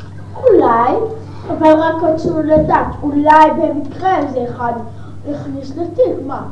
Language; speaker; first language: Hebrew; early bilingual, other home language; English